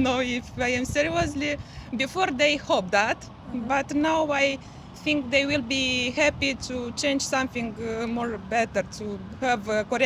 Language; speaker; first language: English; non-native, learner; Romanian